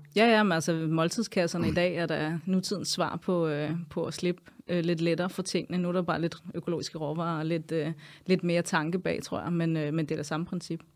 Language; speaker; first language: Danish; native; Danish